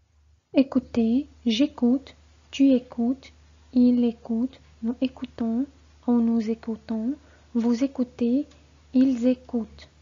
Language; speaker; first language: French; non-native, fluent; Arabic